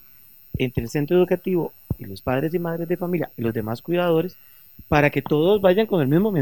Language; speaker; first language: Spanish; native; Spanish